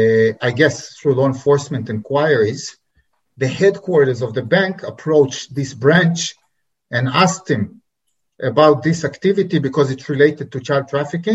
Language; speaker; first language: English; non-native, fluent; Hebrew